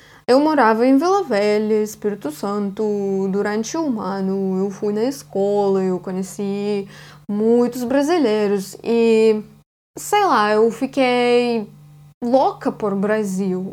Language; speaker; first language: Portuguese; non-native, fluent; Russian